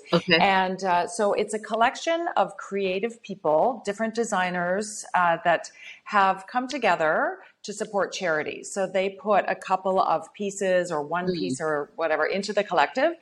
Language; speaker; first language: English; native; English